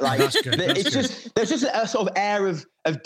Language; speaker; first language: English; native; English